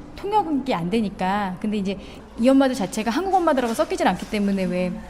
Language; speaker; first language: Korean; native; Korean